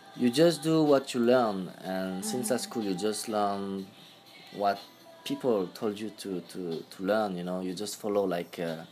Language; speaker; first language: English; non-native, fluent; French